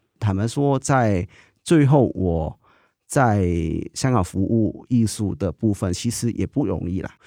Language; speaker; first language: Chinese; non-native, local second language; Cantonese